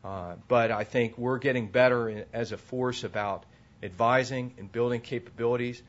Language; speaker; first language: English; native; English